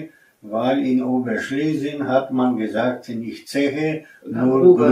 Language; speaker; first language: German; non-native, fluent; Polish